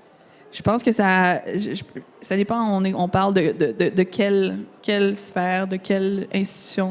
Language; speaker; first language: French; native; French